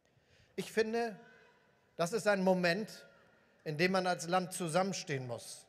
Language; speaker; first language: German; native; German